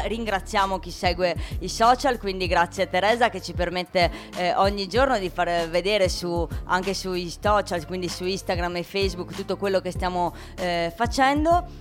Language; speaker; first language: Italian; native; Italian